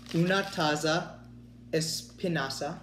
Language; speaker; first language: Spanish; non-native, learner; English